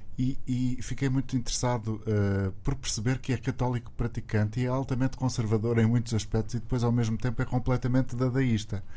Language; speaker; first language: Portuguese; native; Portuguese